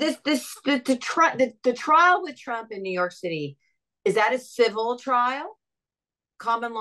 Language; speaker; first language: English; native; English